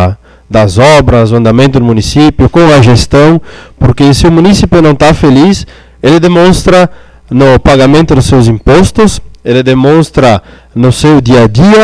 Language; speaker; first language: Portuguese; native; Portuguese